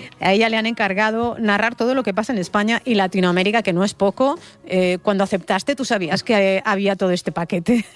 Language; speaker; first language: Spanish; native; Spanish